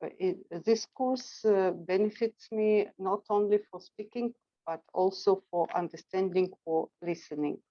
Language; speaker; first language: English; non-native, fluent; Russian